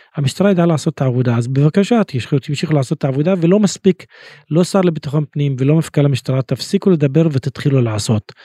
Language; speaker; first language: Hebrew; non-native, local second language; Arabic